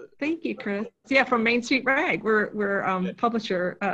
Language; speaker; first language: English; native; English